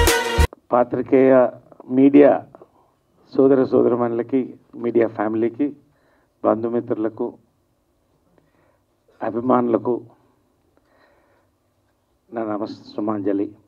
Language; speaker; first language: Telugu; native; Telugu